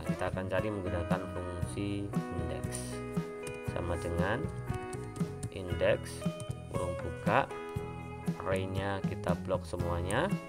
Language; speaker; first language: Indonesian; native; Indonesian